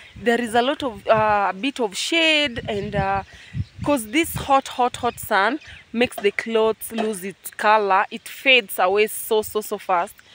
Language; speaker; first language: English; non-native, local second language; Luo (Kenya and Tanzania)